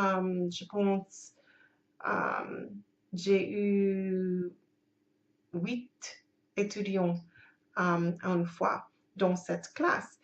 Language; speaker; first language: French; non-native, learner; English